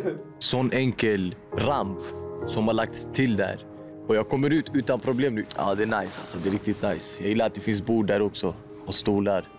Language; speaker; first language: Swedish; native; Swedish